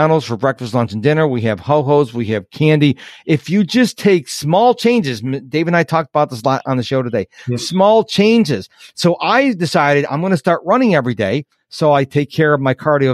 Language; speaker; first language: English; native; English